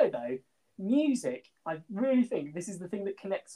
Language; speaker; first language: English; native; English